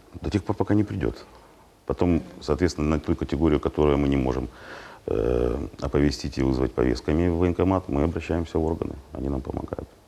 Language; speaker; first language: Russian; native; Russian